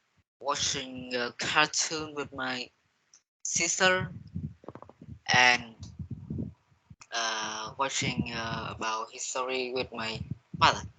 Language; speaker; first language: English; non-native, learner; Vietnamese